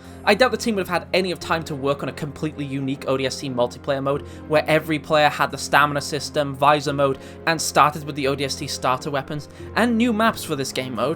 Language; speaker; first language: English; native; English